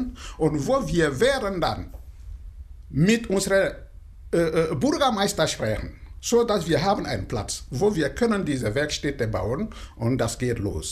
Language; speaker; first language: German; non-native, fluent; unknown